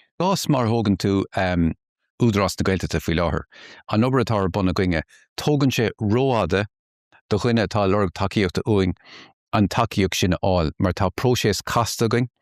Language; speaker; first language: Irish; native; Irish